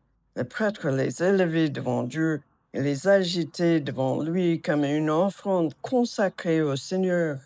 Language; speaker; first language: French; non-native, fluent; English